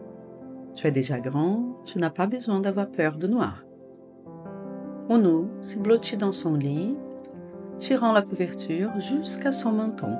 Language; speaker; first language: French; non-native, fluent; Portuguese